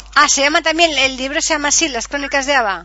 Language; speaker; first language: Spanish; native; Spanish